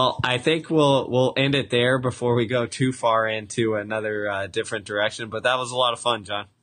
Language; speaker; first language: English; native; English